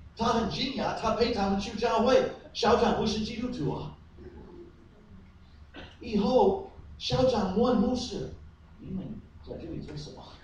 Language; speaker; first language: Chinese; non-native, fluent; English